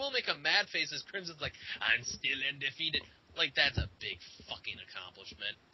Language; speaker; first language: English; native; English